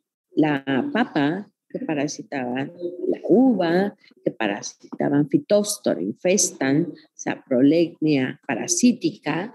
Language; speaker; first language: Spanish; native; Spanish